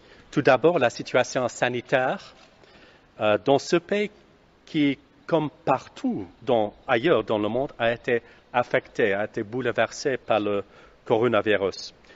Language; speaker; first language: French; non-native, fluent; English